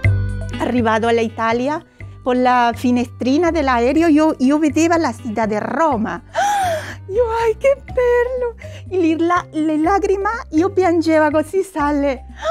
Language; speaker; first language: Italian; non-native, learner; Spanish